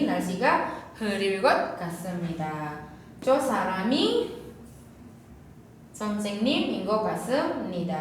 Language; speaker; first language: Korean; non-native, fluent; Indonesian